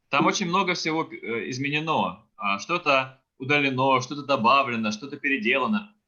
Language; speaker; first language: Russian; native; Russian